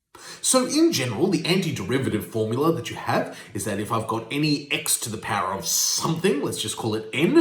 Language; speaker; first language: English; native; English